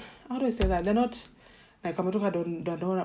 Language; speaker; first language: English; non-native, local second language; Swahili